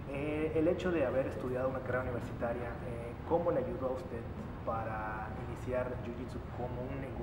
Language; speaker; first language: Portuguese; non-native, learner; Spanish